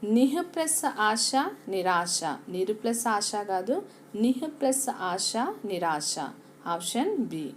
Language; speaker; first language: Hindi; non-native, local second language; Telugu